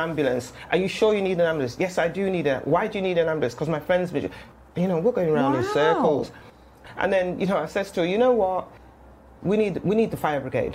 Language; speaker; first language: English; native; English